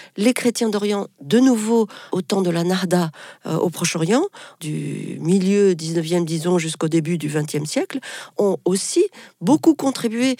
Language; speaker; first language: French; non-native, local second language; Arabic